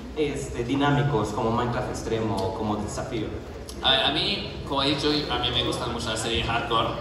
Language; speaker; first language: Spanish; non-native, fluent; French